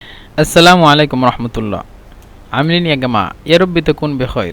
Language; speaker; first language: Arabic; non-native, fluent; Bangla